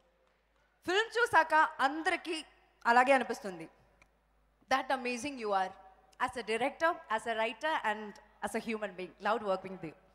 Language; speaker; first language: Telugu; non-native, local second language; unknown